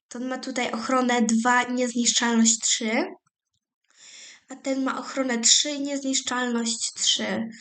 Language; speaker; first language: Polish; native; Polish